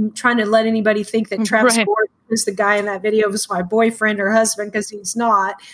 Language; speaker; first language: English; native; English